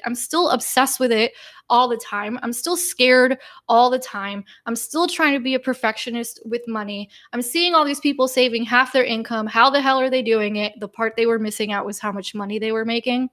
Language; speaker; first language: English; native; English